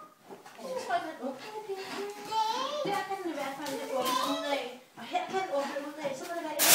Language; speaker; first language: Danish; native; Danish